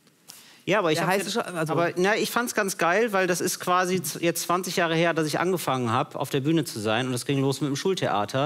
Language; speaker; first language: German; native; German